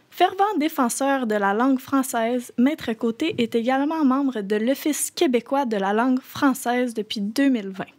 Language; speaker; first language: French; native; French